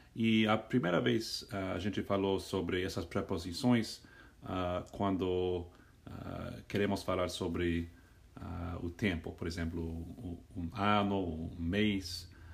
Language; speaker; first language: Portuguese; non-native, fluent; English